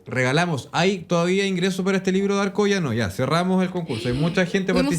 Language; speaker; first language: Spanish; native; Spanish